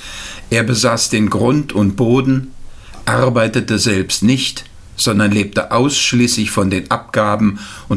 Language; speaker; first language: German; native; German